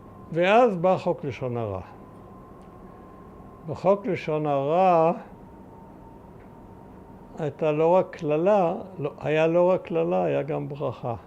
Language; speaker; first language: Hebrew; early bilingual, other home language; German